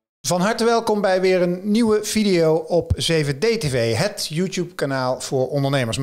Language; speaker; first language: Dutch; native; Dutch